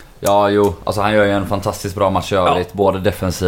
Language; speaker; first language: Swedish; native; Swedish